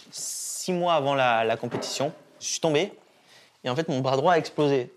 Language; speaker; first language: French; native; French